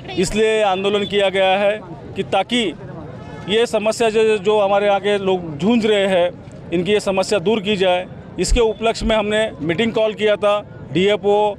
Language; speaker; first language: Hindi; non-native, local second language; Marathi